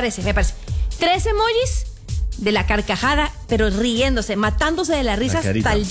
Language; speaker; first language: Spanish; native; Spanish